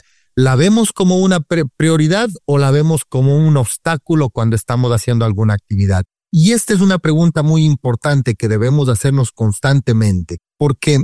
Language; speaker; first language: Spanish; native; Spanish